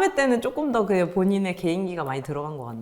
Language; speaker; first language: Korean; native; Korean